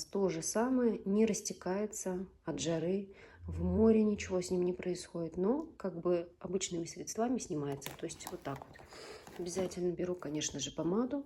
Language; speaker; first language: Russian; native; Russian